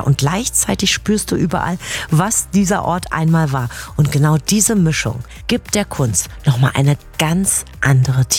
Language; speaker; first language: German; native; German